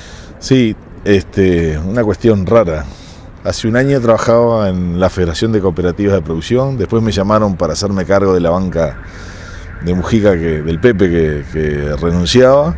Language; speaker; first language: Spanish; native; Spanish